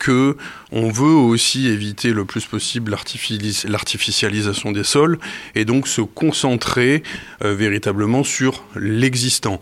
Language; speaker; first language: French; native; French